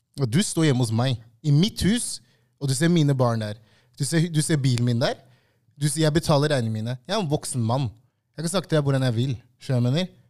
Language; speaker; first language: Norwegian; early bilingual, other home language; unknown